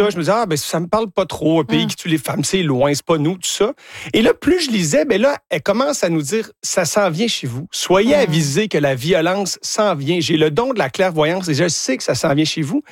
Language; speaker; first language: French; native; French